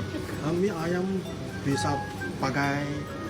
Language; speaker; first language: Indonesian; non-native, learner; Chinese